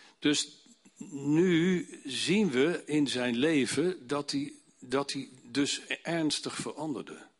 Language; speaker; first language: Dutch; native; Dutch